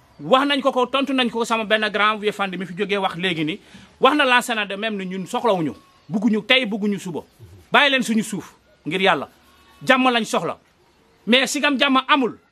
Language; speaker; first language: Wolof; non-native, local second language; Jola-Fonyi